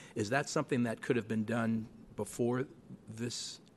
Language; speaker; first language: English; native; English